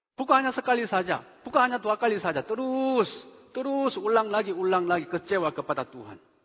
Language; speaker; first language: Indonesian; non-native, fluent; Korean